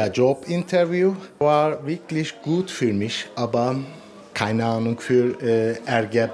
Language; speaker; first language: German; non-native, learner; Turkish